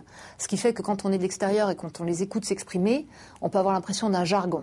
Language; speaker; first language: French; native; French